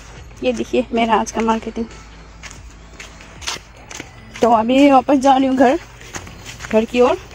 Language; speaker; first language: Hindi; non-native, local second language; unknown